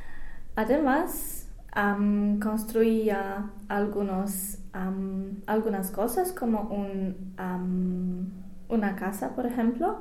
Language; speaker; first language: Spanish; non-native, learner; English